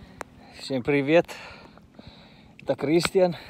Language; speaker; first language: Russian; non-native, learner; Finnish